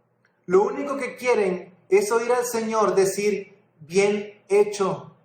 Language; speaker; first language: Spanish; native; Spanish